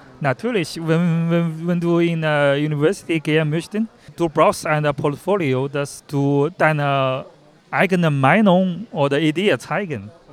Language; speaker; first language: German; non-native, learner; Chinese